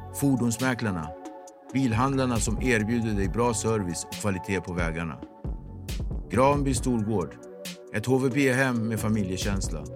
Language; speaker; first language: Swedish; native; Swedish